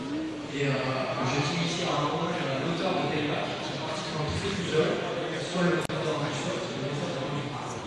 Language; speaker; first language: French; native; French